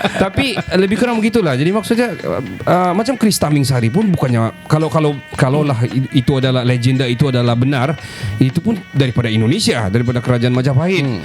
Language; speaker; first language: Malay; native; Malay